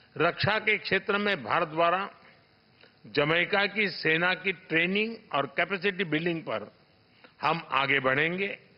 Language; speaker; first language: Hindi; non-native, local second language; Gujarati